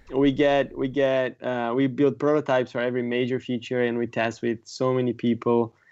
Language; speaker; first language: English; non-native, fluent; Portuguese